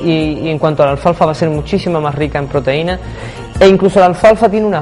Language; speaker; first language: Spanish; native; Spanish